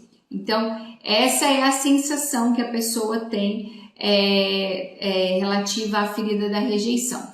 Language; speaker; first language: Portuguese; native; Portuguese